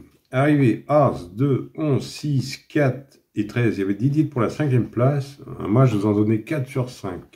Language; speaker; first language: French; native; French